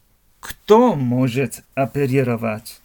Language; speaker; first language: Russian; non-native, fluent; German